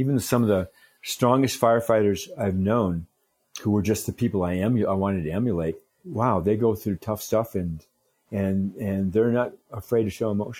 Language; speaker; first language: English; native; English